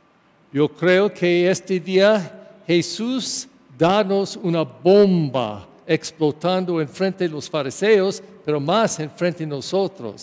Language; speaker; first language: Spanish; non-native, learner; English